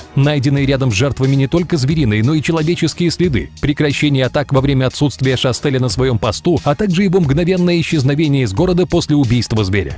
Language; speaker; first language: Russian; native; Russian